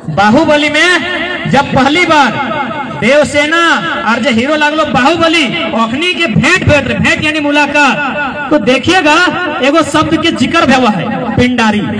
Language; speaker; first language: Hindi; non-native, local second language; Magahi